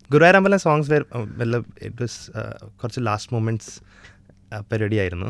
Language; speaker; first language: Malayalam; non-native, fluent; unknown